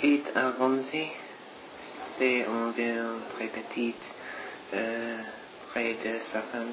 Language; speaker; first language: French; non-native, learner; English